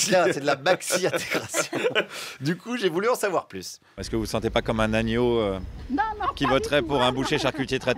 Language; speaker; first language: French; native; French